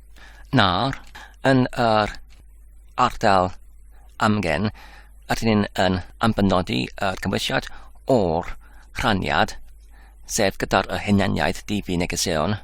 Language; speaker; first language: Welsh; non-native, learner; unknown